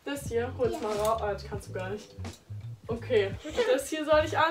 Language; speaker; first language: German; native; German